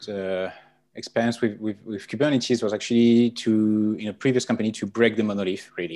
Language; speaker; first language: English; non-native, fluent; French